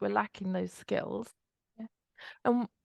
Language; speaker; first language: English; native; English